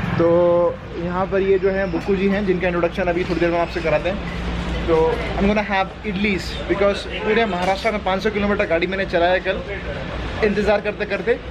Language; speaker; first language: Hindi; native; Hindi